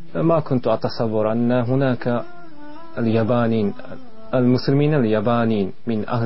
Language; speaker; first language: Arabic; non-native, fluent; Japanese